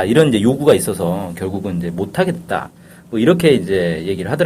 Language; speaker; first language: Korean; native; Korean